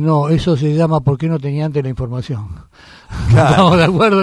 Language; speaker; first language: Spanish; native; Spanish